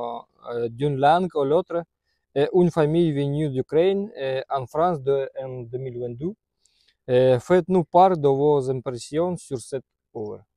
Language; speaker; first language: French; non-native, learner; Russian